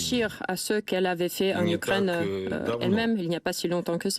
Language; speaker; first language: French; non-native, fluent; Russian